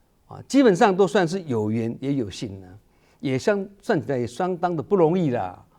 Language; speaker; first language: Chinese; native; Chinese